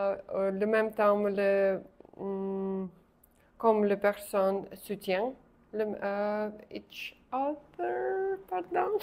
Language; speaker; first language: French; non-native, learner; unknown